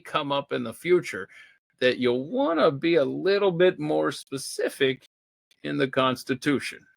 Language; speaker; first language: English; native; English